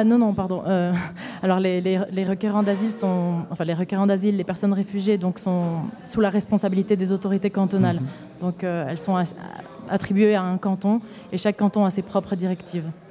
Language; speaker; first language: French; native; French